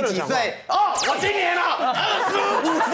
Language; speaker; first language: Chinese; native; Chinese